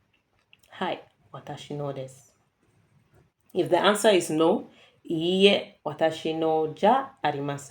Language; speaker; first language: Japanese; non-native, fluent; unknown